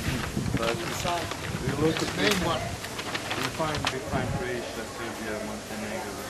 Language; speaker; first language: English; non-native, learner; Bosnian